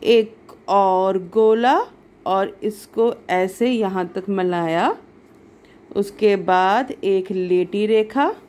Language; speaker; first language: Hindi; native; Hindi